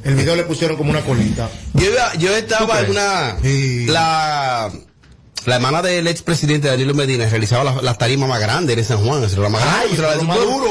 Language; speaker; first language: Spanish; native; Spanish